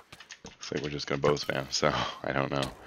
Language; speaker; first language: English; native; English